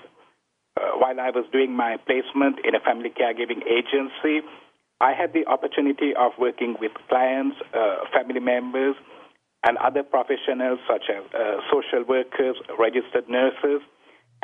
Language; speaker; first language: English; non-native, local second language; Sinhala